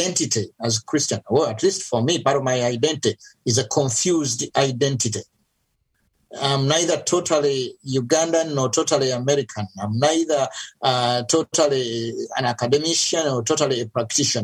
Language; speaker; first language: English; non-native, local second language; Ganda